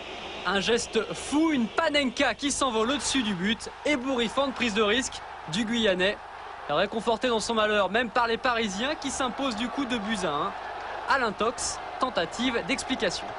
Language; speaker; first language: French; native; French